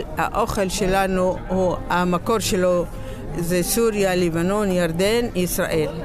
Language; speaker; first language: Hebrew; non-native, local second language; Arabic